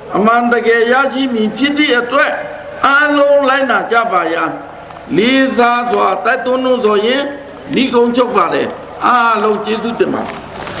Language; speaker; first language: Burmese; non-native, local second language; Pa'o Karen